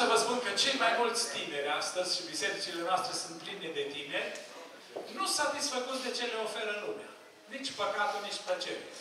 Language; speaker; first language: Romanian; native; Romanian